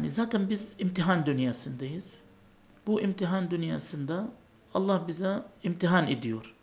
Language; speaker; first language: Turkish; non-native, fluent; Arabic